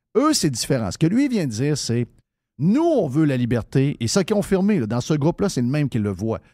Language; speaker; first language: French; native; French